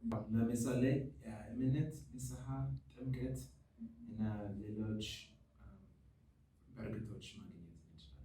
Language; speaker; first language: Amharic; non-native, learner; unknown